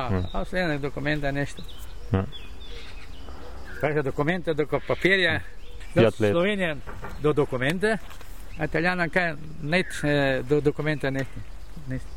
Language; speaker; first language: German; non-native, learner; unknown